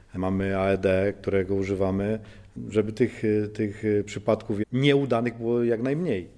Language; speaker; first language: Polish; native; Polish